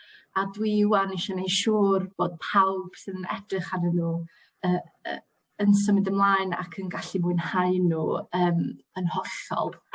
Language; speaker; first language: Welsh; native; Welsh